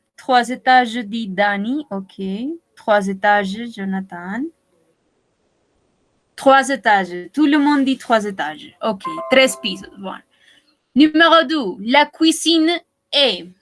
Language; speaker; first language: French; non-native, learner; Spanish